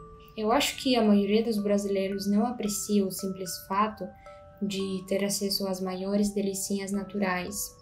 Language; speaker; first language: Portuguese; non-native, fluent; Russian